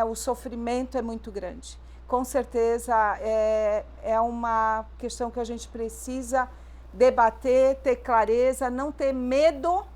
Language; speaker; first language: Portuguese; native; Portuguese